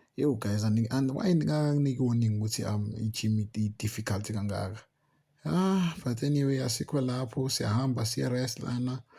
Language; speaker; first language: Zulu; non-native, local second language; Swati